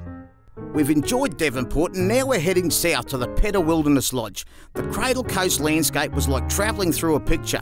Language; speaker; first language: English; native; English